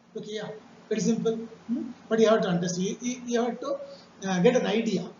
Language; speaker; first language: English; non-native, local second language; Tamil